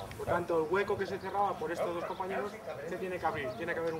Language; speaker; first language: Spanish; native; Spanish